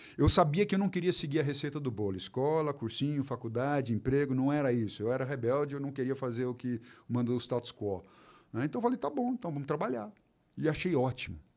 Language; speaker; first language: Portuguese; early bilingual, other home language; German